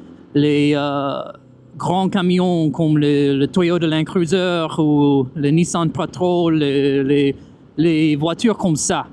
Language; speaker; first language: French; non-native, fluent; English